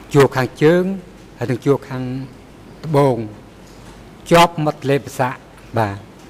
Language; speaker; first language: Khmer; non-native, local second language; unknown